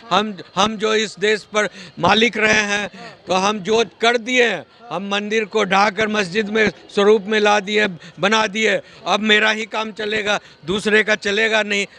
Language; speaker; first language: Hindi; native; Hindi